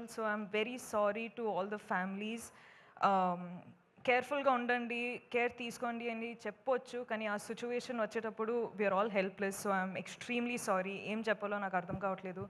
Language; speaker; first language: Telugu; non-native, local second language; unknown